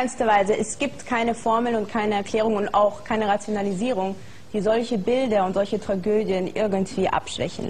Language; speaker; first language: German; non-native, fluent; Hebrew